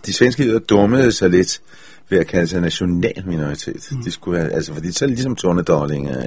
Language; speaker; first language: Danish; non-native, fluent; Hebrew